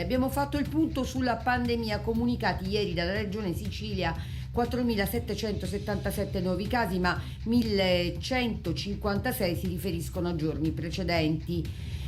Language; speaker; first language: Italian; native; Italian